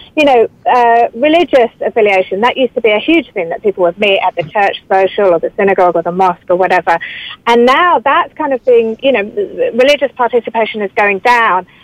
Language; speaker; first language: English; native; English